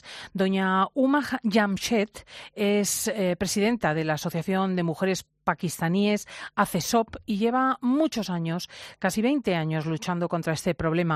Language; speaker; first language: Spanish; native; Spanish